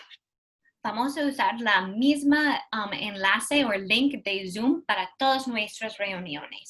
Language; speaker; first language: Spanish; non-native, learner; English